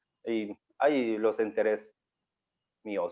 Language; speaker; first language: Spanish; non-native, learner; Bangla